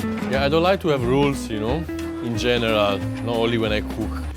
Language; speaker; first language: English; non-native, fluent; Italian